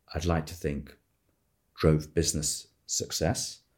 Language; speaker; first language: English; native; English